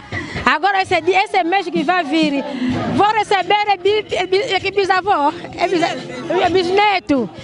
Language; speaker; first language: Portuguese; non-native, local second language; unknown